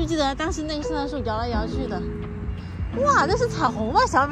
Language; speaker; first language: Chinese; native; Chinese